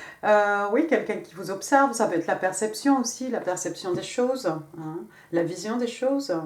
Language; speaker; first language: French; native; French